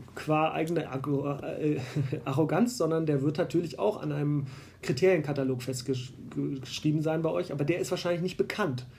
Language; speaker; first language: German; native; German